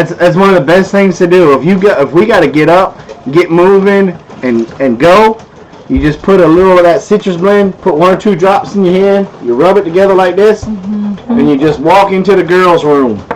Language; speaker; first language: English; native; English